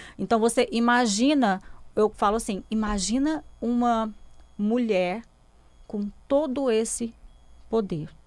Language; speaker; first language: Portuguese; native; Portuguese